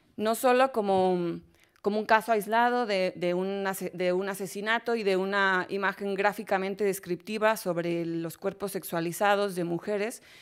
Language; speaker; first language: Spanish; native; Spanish